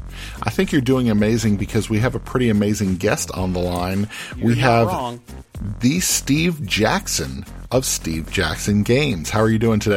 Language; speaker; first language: English; native; English